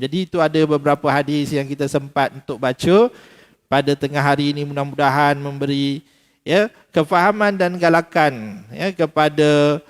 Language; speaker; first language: Malay; native; Malay